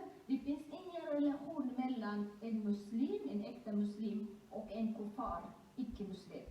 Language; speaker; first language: Swedish; non-native, fluent; Somali